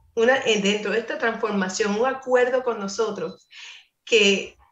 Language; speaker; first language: Spanish; non-native, fluent; English